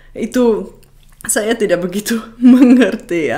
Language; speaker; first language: Indonesian; non-native, fluent; Czech